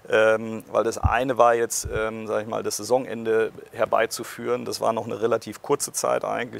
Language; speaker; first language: German; native; German